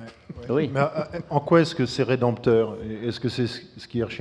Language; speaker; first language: French; native; French